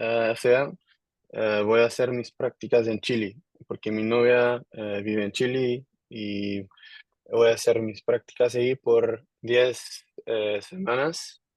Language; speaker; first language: Spanish; non-native, learner; Dutch